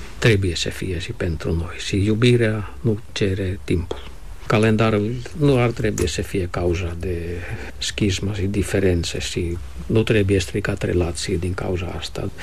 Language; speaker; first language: Romanian; non-native, fluent; Finnish